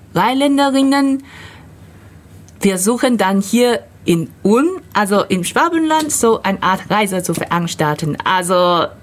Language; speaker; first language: German; non-native, fluent; Chinese